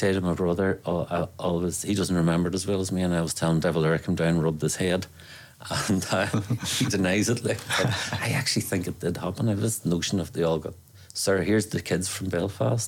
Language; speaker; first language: English; native; English